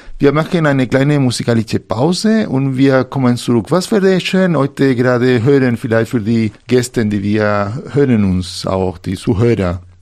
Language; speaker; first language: German; non-native, fluent; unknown